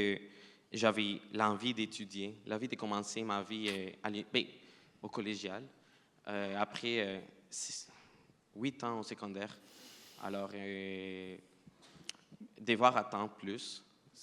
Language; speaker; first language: French; non-native, fluent; Spanish